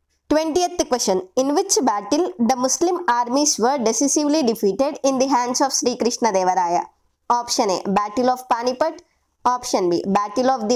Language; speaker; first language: English; non-native, local second language; Telugu